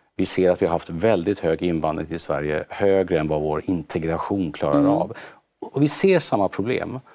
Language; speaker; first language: Swedish; native; Swedish